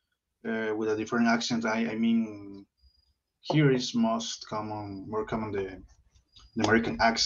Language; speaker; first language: English; non-native, learner; Spanish